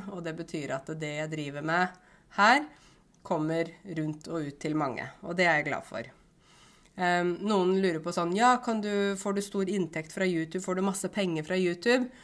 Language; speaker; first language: Norwegian; native; Norwegian